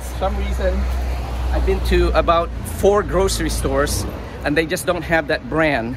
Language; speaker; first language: English; non-native, local second language; Pangasinan